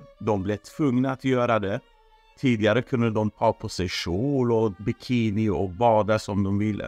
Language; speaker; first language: Swedish; non-native, fluent; Persian